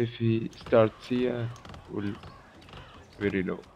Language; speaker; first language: English; non-native, learner; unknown